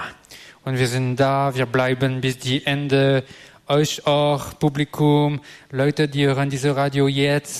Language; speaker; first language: German; non-native, local second language; French